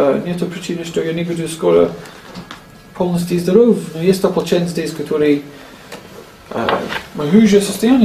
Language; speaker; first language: Russian; non-native, learner; English